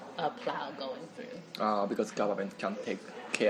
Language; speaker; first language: English; non-native, learner; Japanese